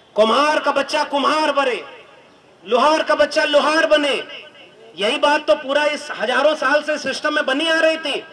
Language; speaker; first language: Hindi; native; Hindi